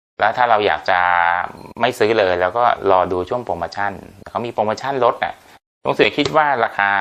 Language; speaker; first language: Thai; native; Thai